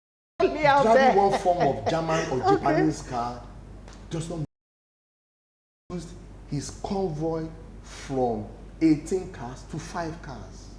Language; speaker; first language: English; non-native, local second language; Yoruba